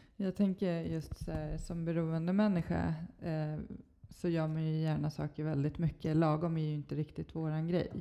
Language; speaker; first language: Swedish; native; Swedish